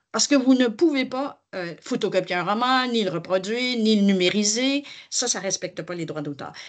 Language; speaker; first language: French; native; French